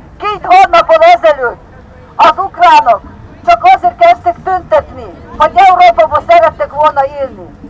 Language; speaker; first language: Hungarian; non-native, fluent; Ukrainian